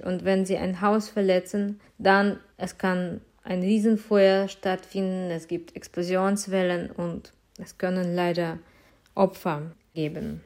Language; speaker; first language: German; non-native, fluent; Ukrainian